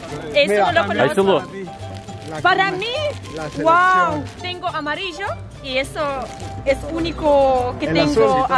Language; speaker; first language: Spanish; non-native, learner; Tatar